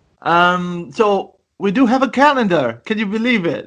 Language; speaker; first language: English; non-native, fluent; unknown